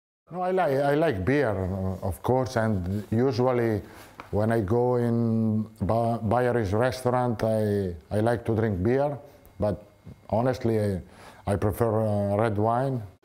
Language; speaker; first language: English; non-native, fluent; Italian